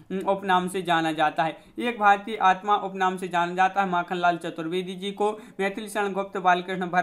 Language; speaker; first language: Hindi; native; Hindi